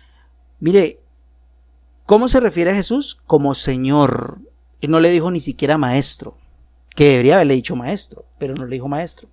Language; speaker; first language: Spanish; native; Spanish